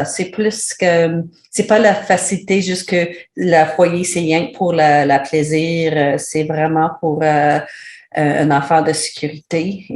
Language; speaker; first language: French; non-native, learner; English